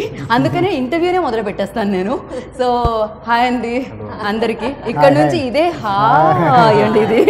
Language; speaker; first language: Telugu; native; Telugu